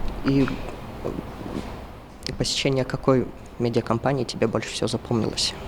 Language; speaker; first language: Russian; native; Russian